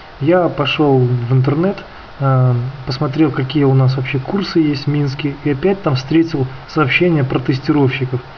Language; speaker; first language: Russian; native; Russian